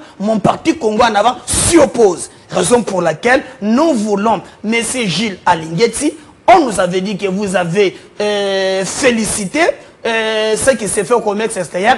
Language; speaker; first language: French; non-native, local second language; Lingala